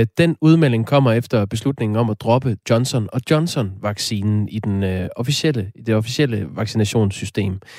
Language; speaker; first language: Danish; native; Danish